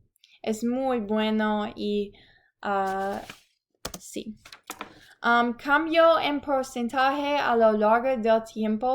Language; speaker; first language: Spanish; non-native, learner; English